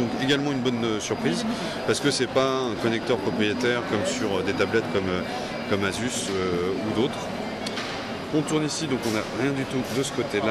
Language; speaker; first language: French; native; French